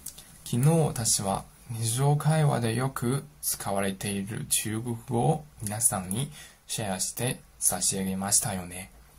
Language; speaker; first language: Japanese; non-native, fluent; Chinese